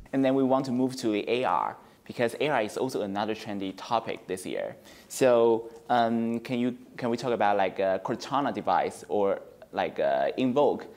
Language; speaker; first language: English; non-native, fluent; Chinese